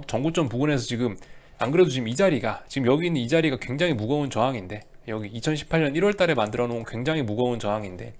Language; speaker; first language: Korean; native; Korean